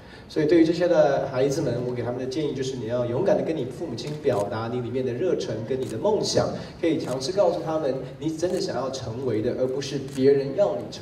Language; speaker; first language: Chinese; native; Chinese